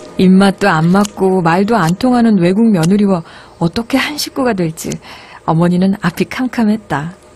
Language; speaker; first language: Korean; native; Korean